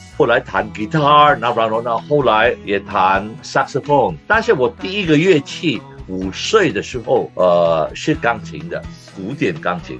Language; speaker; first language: Chinese; non-native, local second language; Cantonese